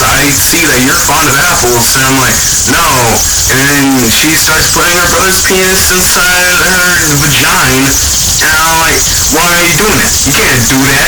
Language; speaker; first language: English; native; English